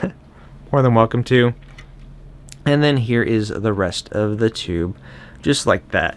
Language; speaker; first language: English; native; English